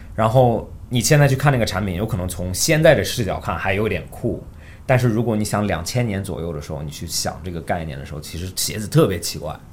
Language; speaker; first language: Chinese; early bilingual, heritage; Chinese